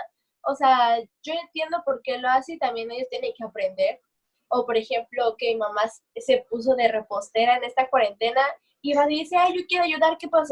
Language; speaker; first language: Spanish; native; Spanish